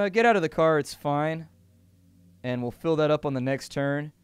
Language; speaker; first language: English; native; English